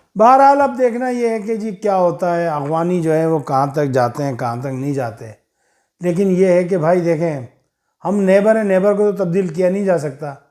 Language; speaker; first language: Urdu; native; Urdu